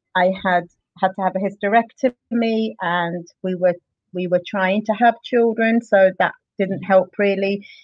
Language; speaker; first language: English; native; English